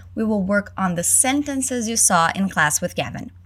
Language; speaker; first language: English; early bilingual, other home language; Portuguese